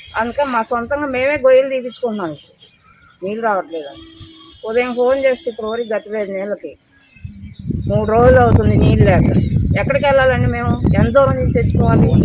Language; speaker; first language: Telugu; native; Telugu